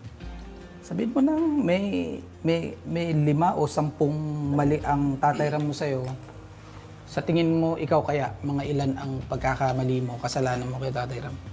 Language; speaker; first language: Filipino; native; Filipino